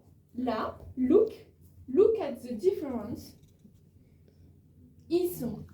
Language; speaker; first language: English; non-native, learner; French